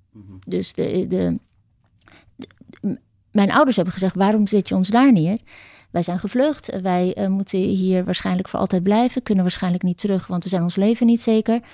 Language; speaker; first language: Dutch; early bilingual, other home language; Turkish